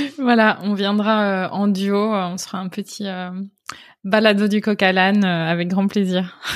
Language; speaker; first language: French; native; French